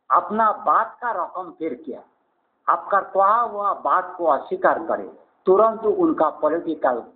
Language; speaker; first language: Hindi; native; Hindi